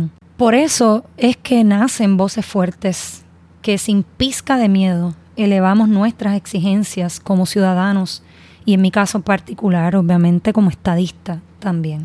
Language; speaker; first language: Spanish; native; Spanish